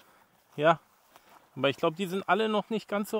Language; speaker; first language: German; native; German